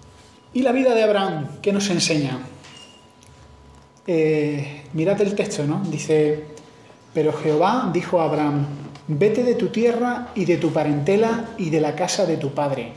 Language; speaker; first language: Spanish; native; Spanish